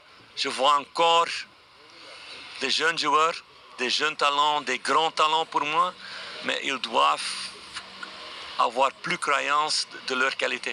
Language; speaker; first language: French; non-native, fluent; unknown